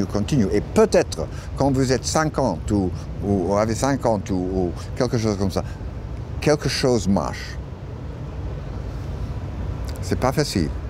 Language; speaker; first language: French; non-native, learner; English